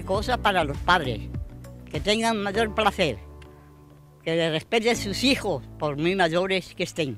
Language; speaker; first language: Spanish; native; Spanish